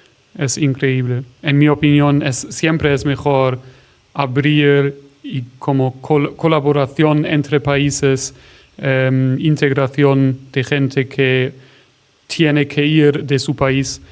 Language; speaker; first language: Spanish; non-native, fluent; German